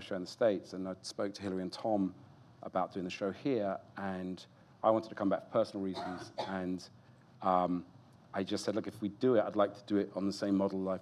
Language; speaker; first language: English; native; English